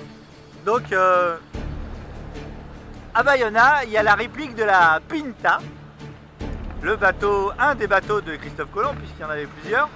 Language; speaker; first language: French; native; French